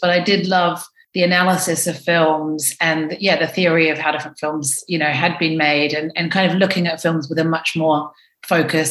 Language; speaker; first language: English; native; English